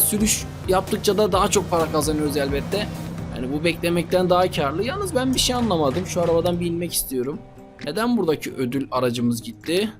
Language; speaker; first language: Turkish; native; Turkish